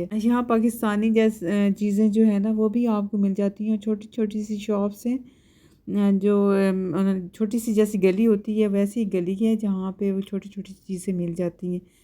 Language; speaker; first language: Urdu; native; Urdu